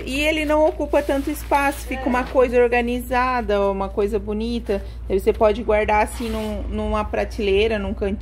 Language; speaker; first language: Portuguese; native; Portuguese